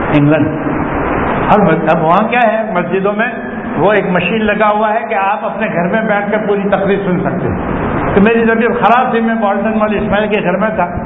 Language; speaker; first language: Urdu; non-native, local second language; Gujarati